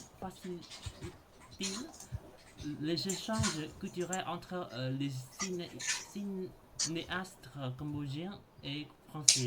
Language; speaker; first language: French; non-native, learner; Khmer